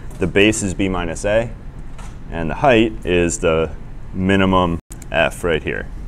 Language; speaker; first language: English; native; English